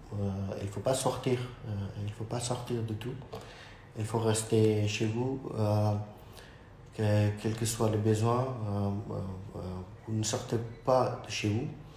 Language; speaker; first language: French; non-native, fluent; Urdu